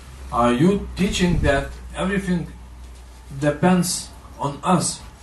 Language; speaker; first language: English; non-native, learner; Lithuanian